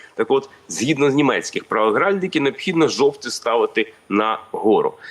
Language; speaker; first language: Ukrainian; native; Ukrainian